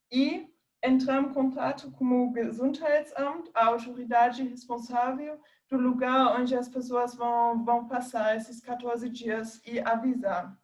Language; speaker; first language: Portuguese; non-native, fluent; German